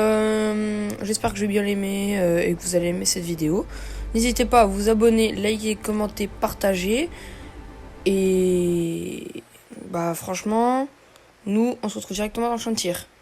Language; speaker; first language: French; native; French